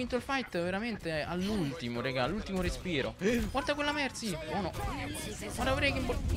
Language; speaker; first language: Italian; native; Italian